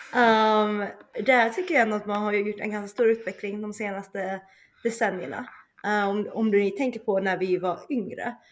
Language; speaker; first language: Swedish; early bilingual, other home language; Chinese